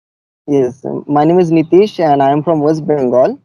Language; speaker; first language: English; non-native, fluent; Bangla